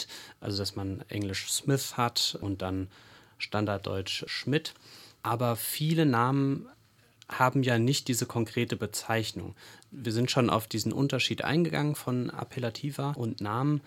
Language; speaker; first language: German; native; German